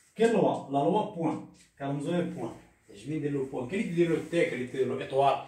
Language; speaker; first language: French; non-native, local second language; Arabic